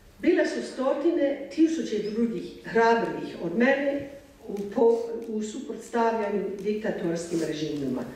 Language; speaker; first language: Croatian; non-native, fluent; English